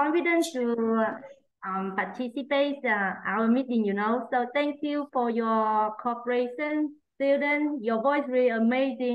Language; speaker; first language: English; non-native, learner; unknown